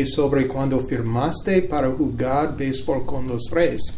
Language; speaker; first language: Spanish; non-native, learner; English